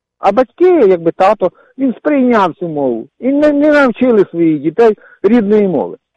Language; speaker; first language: Ukrainian; non-native, local second language; Russian